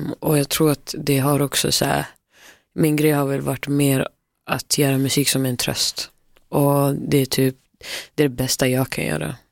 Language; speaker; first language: Swedish; early bilingual, other home language; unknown